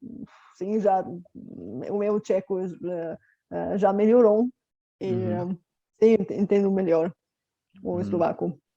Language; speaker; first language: Portuguese; non-native, fluent; Bulgarian